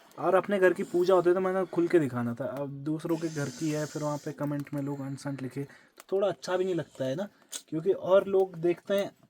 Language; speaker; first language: Hindi; native; Hindi